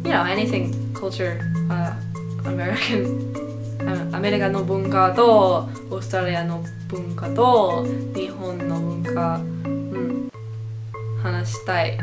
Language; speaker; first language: Japanese; non-native, learner; English